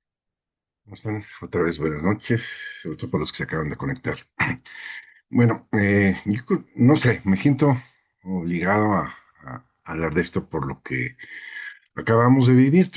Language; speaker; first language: Spanish; native; Spanish